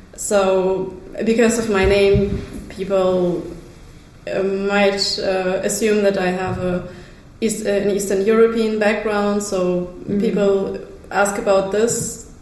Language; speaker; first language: English; early bilingual, other home language; Russian